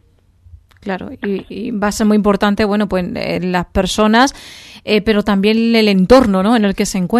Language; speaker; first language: Spanish; native; Spanish